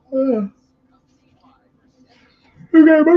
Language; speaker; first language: English; native; English